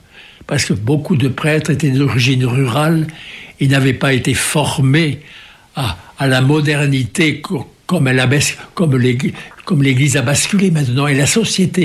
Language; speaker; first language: French; native; French